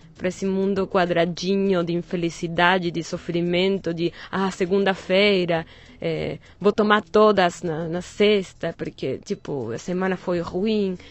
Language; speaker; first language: Portuguese; non-native, fluent; Spanish